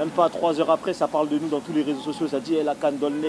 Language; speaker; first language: French; native; French